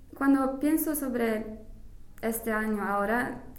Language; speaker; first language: Spanish; non-native, fluent; English